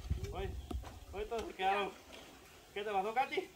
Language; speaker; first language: Spanish; native; Spanish